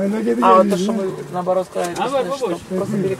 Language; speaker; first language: Russian; non-native, learner; Turkish